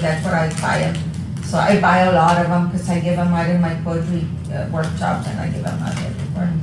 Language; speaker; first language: English; early bilingual, other home language; Spanish